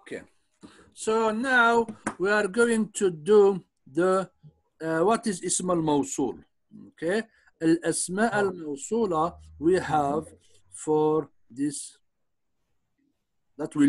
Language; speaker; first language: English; non-native, fluent; Arabic